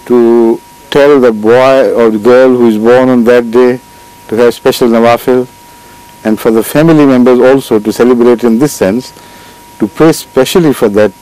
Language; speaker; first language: English; non-native, local second language; Urdu